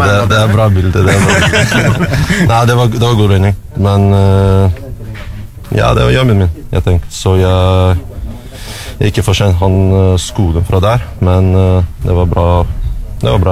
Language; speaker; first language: Norwegian; non-native, learner; Russian